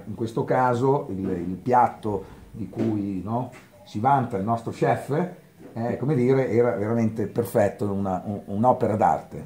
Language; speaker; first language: Italian; native; Italian